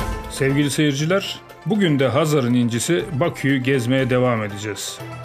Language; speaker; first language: Turkish; native; Turkish